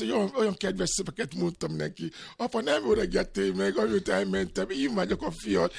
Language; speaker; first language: Hungarian; non-native, learner; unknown